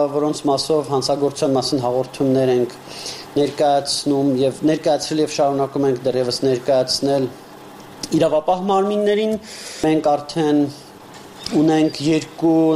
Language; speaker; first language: Armenian; native; Armenian